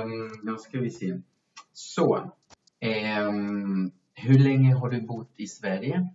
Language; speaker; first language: Swedish; non-native, fluent; Spanish